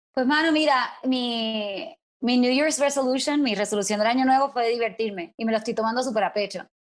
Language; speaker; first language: Spanish; native; Spanish